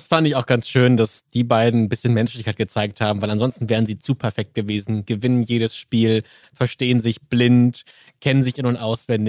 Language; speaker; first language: German; native; German